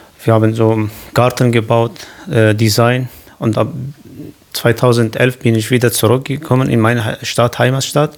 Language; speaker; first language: German; non-native, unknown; Kurdish